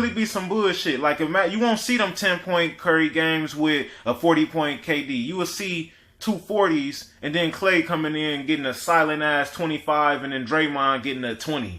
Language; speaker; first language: English; native; English